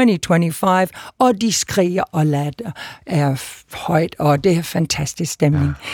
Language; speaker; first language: Danish; non-native, fluent; English